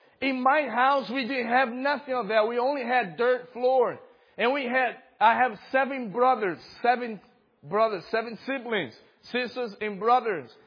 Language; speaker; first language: English; non-native, fluent; Portuguese